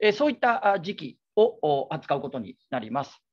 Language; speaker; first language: Japanese; native; Japanese